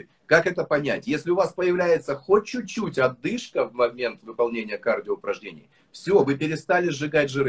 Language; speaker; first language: Russian; native; Russian